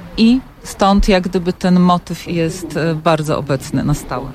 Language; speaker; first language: Polish; native; Polish